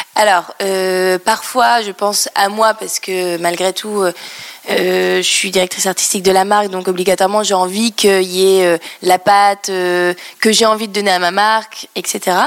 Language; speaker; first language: French; native; French